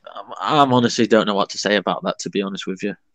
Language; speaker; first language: English; native; English